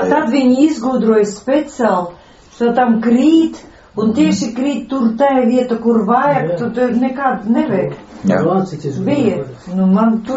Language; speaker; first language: Latvian; non-native, local second language; Russian